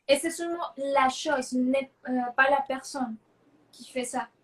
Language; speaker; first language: French; non-native, fluent; Spanish